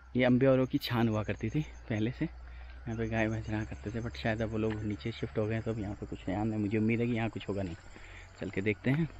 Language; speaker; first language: Hindi; native; Hindi